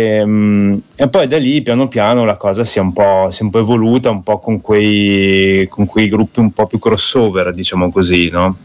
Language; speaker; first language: Italian; early bilingual, other home language; Russian